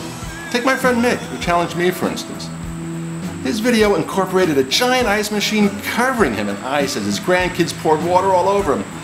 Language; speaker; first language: English; native; English